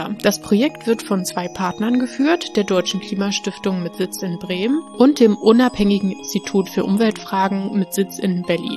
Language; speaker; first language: German; native; German